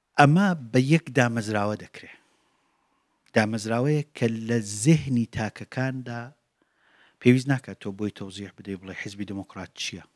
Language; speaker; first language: Central Kurdish; native; Central Kurdish